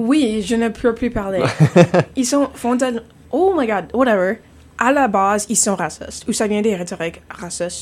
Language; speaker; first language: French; non-native, local second language; English